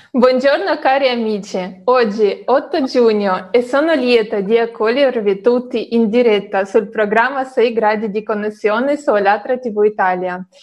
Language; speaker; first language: Italian; non-native, fluent; Russian